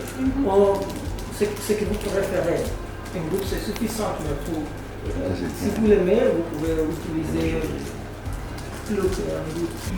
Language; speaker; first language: French; non-native, fluent; Italian